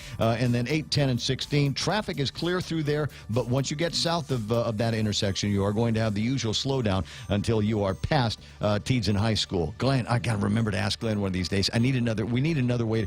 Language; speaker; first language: English; native; English